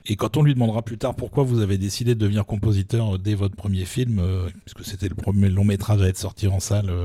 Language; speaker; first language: French; native; French